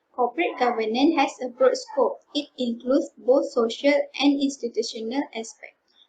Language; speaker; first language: English; non-native, local second language; Malay